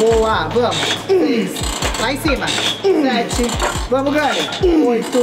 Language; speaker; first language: Portuguese; native; Portuguese